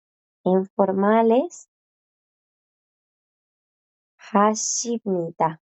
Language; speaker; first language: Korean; non-native, fluent; Spanish